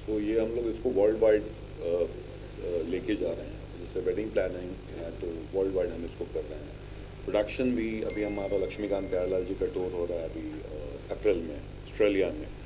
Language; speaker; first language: Hindi; native; Hindi